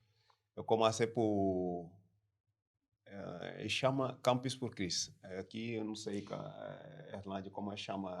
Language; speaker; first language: Portuguese; non-native, learner; French